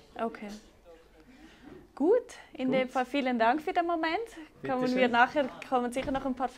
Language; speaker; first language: German; native; German